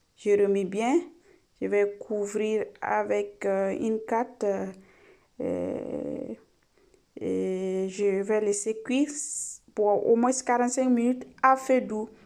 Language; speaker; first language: French; non-native, local second language; Mossi